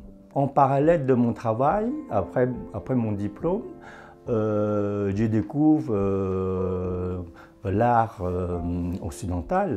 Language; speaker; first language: French; non-native, fluent; Chinese